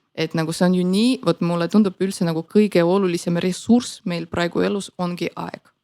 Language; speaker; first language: Estonian; non-native, local second language; Russian